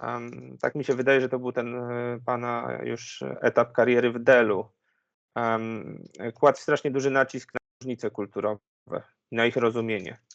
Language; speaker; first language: Polish; native; Polish